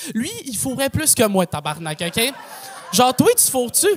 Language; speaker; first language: French; native; French